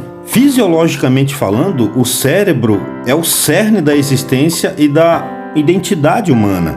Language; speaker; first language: Portuguese; native; Portuguese